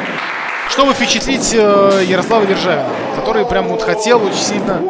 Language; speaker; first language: Russian; native; Russian